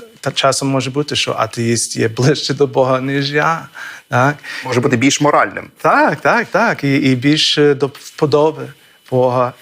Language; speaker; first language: Ukrainian; non-native, fluent; English